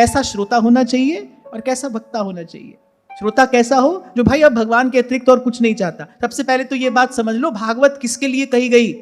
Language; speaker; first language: Hindi; native; Hindi